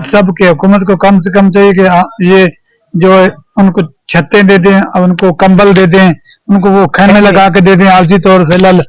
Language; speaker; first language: Urdu; non-native, local second language; Punjabi